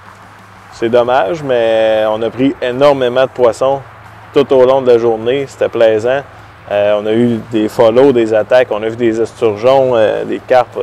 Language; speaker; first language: French; native; French